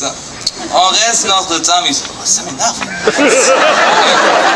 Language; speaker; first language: French; non-native, learner; German